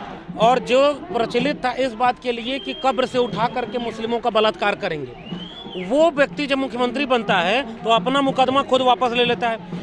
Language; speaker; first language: Hindi; native; Hindi